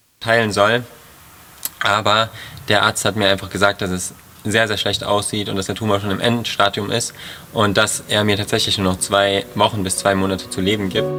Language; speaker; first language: German; native; German